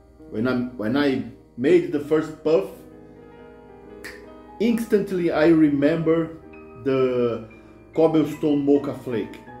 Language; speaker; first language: English; non-native, fluent; Portuguese